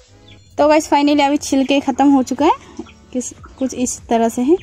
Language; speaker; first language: Hindi; non-native, local second language; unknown